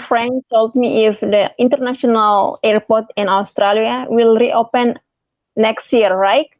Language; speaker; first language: English; non-native, learner; Indonesian